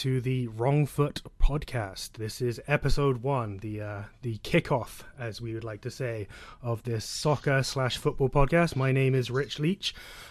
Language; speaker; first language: English; native; English